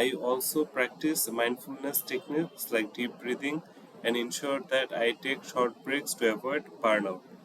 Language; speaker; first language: English; non-native, fluent; Bangla